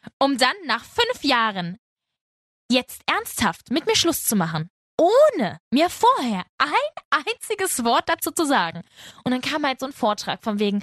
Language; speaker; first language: German; early bilingual, other home language; Spanish